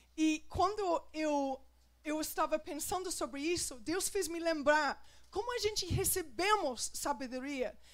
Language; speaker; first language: Portuguese; non-native, fluent; English